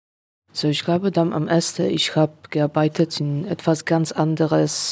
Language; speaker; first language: German; non-native, learner; Polish